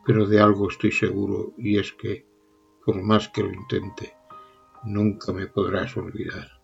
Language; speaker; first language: Spanish; non-native, local second language; Catalan